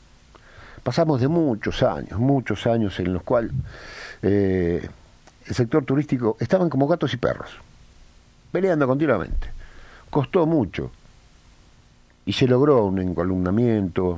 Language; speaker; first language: Spanish; native; Spanish